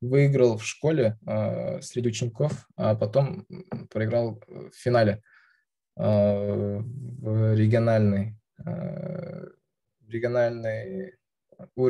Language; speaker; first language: Russian; non-native, local second language; Kazakh